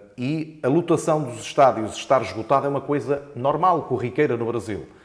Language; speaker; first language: Portuguese; native; Portuguese